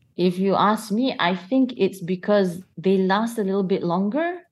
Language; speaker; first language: English; non-native, local second language; Malay